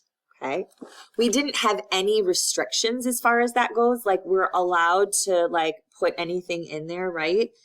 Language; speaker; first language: English; native; English